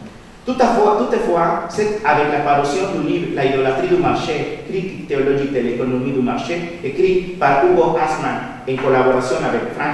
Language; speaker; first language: French; non-native, fluent; Spanish